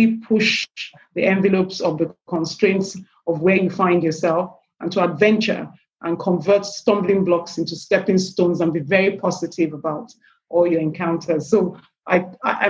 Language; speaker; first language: English; non-native, local second language; Yoruba